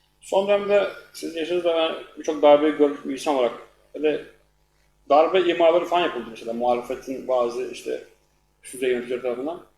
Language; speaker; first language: Turkish; native; Turkish